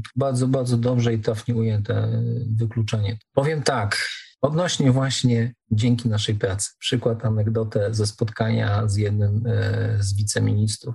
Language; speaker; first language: Polish; native; Polish